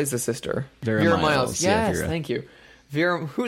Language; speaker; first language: English; native; English